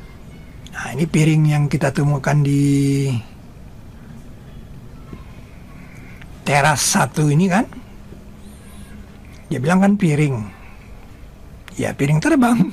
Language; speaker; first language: Indonesian; native; Indonesian